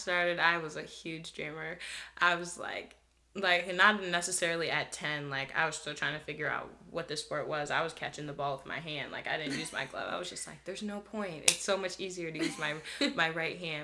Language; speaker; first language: English; native; English